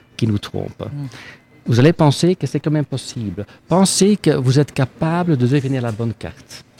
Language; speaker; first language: French; non-native, local second language; Dutch